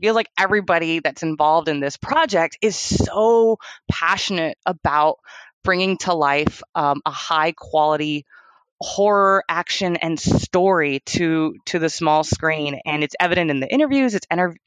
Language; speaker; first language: English; native; English